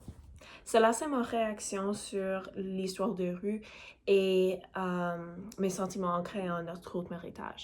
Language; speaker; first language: French; non-native, learner; English